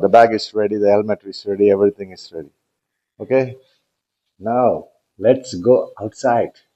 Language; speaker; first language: English; non-native, local second language; Tamil